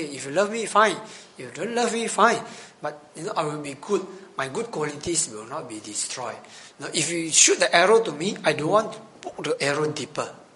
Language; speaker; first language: English; non-native, local second language; Chinese